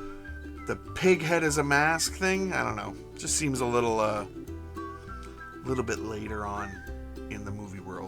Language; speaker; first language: English; native; English